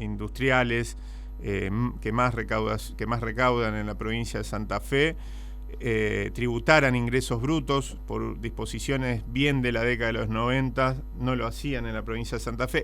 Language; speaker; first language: Spanish; native; Spanish